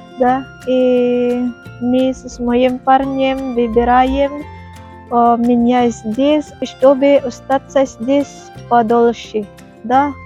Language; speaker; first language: Russian; non-native, learner; Waray